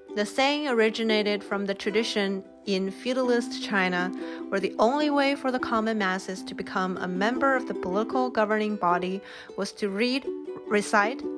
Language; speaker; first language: English; non-native, fluent; Chinese